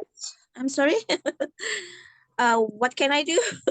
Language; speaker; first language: English; non-native, learner; Indonesian